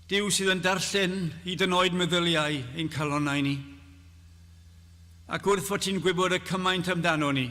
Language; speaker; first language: Welsh; native; Welsh